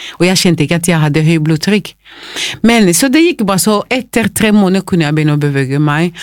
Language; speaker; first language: Norwegian; non-native, fluent; Lingala